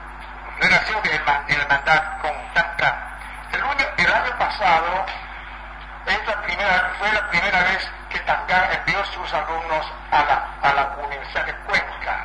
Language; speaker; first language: Spanish; non-native, fluent; Chinese